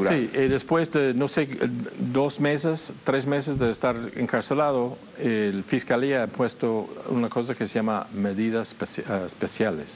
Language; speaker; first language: Spanish; non-native, fluent; English